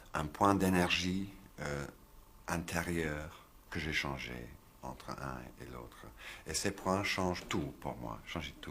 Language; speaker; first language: French; non-native, learner; English